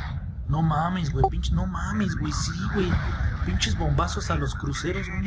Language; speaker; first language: Spanish; native; Spanish